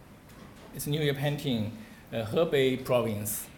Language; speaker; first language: English; non-native, learner; Chinese